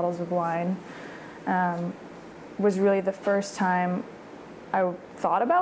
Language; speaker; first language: English; native; English